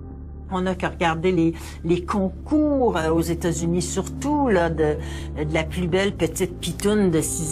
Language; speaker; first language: French; native; French